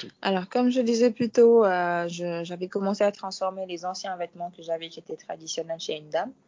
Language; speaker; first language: French; non-native, local second language; Fula